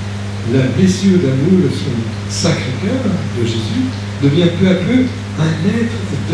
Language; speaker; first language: French; native; French